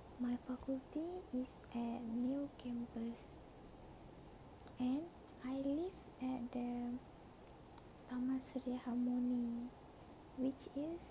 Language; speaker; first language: English; non-native, learner; Malay